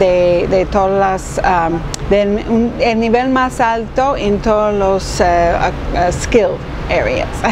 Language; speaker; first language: Spanish; non-native, fluent; English